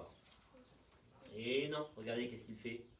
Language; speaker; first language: French; native; French